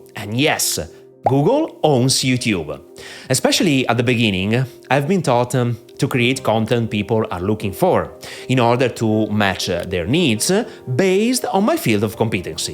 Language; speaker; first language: English; non-native, fluent; Italian